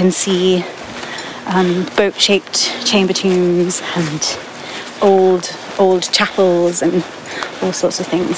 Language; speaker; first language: English; native; English